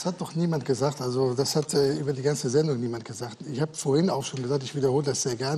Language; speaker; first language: German; native; German